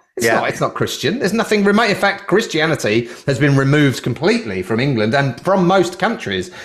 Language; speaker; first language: English; native; English